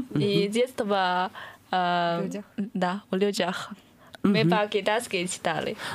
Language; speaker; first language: Russian; non-native, fluent; Chinese